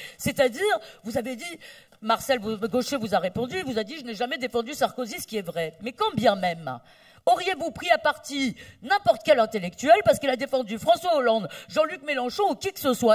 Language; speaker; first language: French; native; French